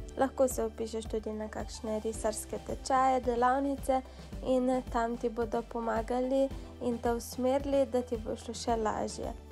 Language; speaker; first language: Slovenian; native; Slovenian